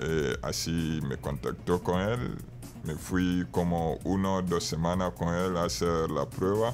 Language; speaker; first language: Spanish; non-native, fluent; Bambara